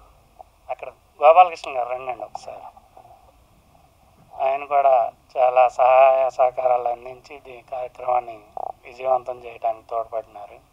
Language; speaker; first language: Telugu; native; Telugu